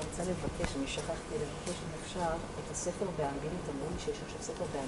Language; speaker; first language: Hebrew; native; Hebrew